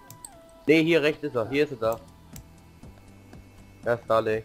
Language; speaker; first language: German; native; German